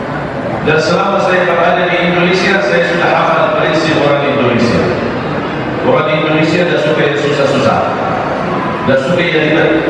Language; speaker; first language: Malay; non-native, fluent; Arabic